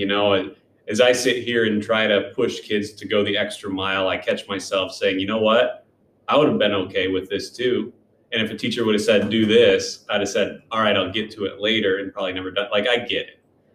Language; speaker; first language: English; native; English